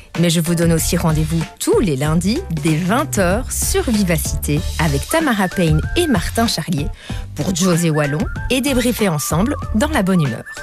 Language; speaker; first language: French; native; French